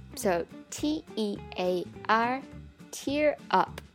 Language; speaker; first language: English; native; English